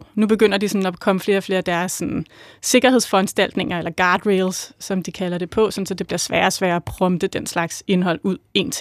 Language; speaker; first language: Danish; native; Danish